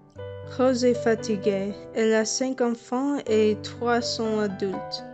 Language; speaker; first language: French; non-native, learner; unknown